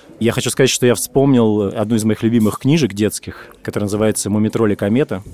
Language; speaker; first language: Russian; native; Russian